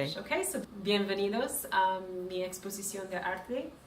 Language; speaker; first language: Spanish; non-native, fluent; English